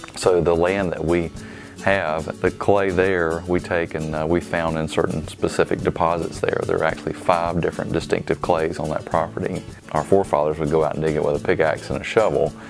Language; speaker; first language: English; native; English